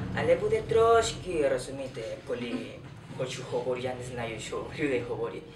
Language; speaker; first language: Ukrainian; non-native, learner; Spanish